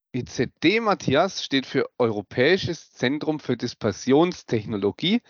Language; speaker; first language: German; native; German